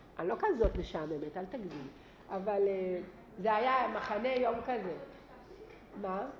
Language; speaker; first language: Hebrew; native; Hebrew